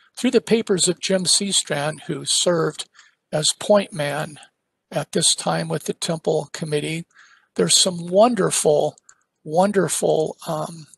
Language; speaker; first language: English; native; English